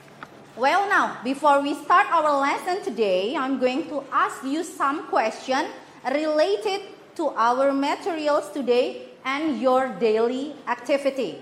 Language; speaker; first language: English; non-native, fluent; Indonesian